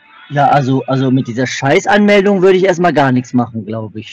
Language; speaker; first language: German; native; German